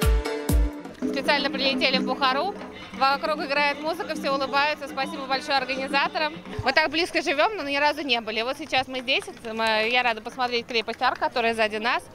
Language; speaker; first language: Russian; native; Russian